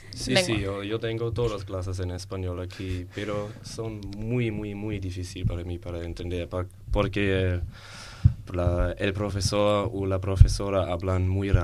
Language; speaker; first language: Spanish; non-native, learner; German